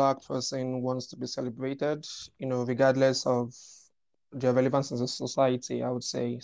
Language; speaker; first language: English; non-native, local second language; Igbo